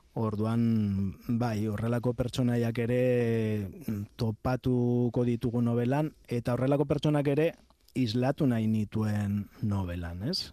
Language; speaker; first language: Basque; non-native, local second language; Spanish